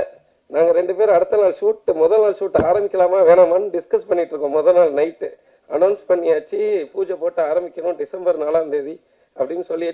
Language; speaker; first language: Tamil; native; Tamil